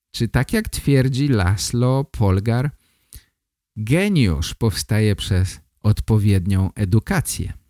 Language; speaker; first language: Polish; native; Polish